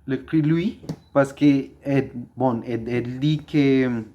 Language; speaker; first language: French; non-native, learner; Spanish